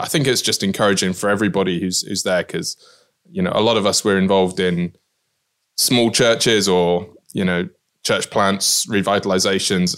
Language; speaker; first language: English; native; English